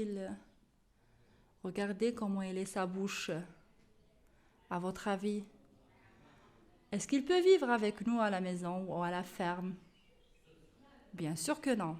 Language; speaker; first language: French; non-native, local second language; Arabic